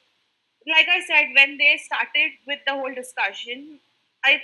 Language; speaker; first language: English; non-native, local second language; Hindi